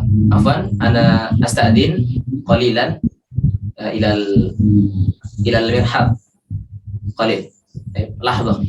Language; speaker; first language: Arabic; non-native, fluent; Indonesian